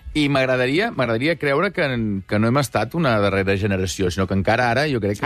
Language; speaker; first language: Catalan; native; Catalan